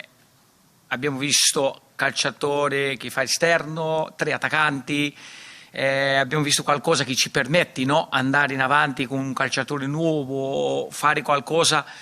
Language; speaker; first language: Italian; non-native, fluent; Portuguese